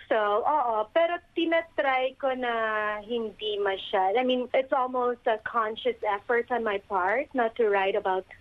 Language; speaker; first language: English; non-native, local second language; Filipino